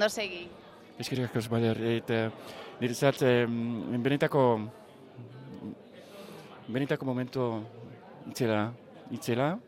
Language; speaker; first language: Basque; non-native, learner; English